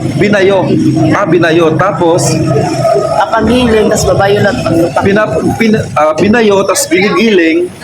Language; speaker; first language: Filipino; non-native, local second language; Waray